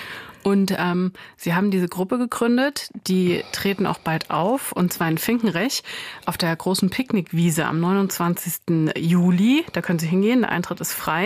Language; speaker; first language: German; native; German